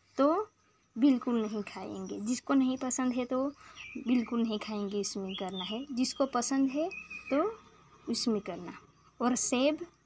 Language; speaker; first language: Hindi; non-native, local second language; Gujarati